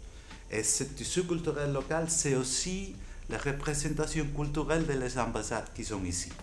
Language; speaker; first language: French; non-native, fluent; Spanish